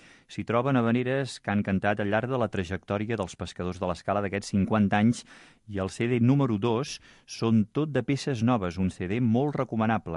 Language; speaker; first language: Catalan; native; Catalan